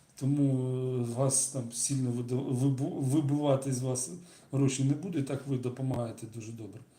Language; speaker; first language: Ukrainian; non-native, local second language; Russian